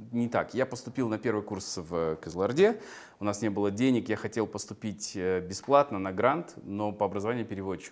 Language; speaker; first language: Russian; native; Russian